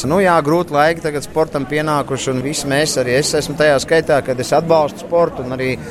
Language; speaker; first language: Latvian; native; Latvian